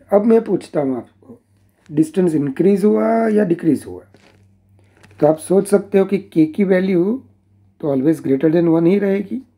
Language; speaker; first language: Hindi; non-native, local second language; Gujarati